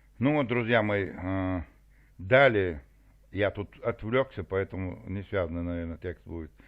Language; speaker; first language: Russian; non-native, local second language; Chechen